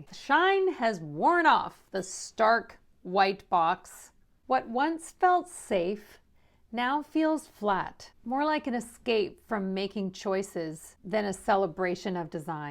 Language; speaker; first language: English; native; English